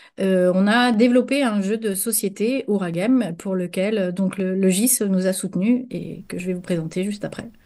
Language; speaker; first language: French; native; French